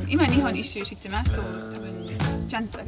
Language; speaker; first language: Japanese; non-native, learner; English